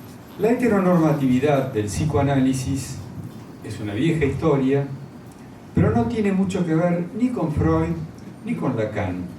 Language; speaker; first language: Spanish; native; Spanish